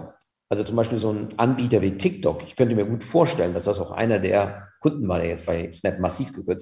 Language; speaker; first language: German; native; German